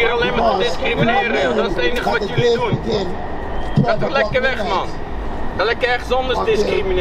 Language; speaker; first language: Dutch; non-native, local second language; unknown